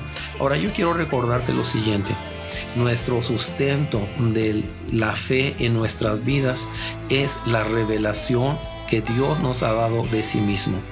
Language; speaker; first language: Spanish; native; Spanish